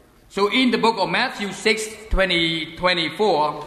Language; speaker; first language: English; non-native, fluent; Khmer